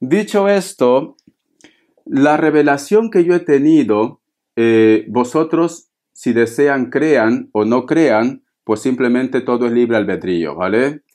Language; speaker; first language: Spanish; native; Spanish